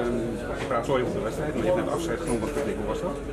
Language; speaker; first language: Dutch; native; Dutch